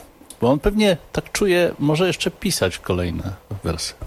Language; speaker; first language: Polish; native; Polish